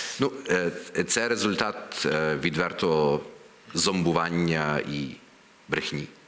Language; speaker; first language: Ukrainian; early bilingual, heritage; Ukrainian